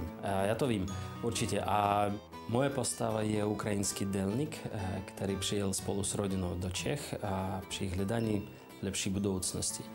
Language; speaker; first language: Czech; non-native, fluent; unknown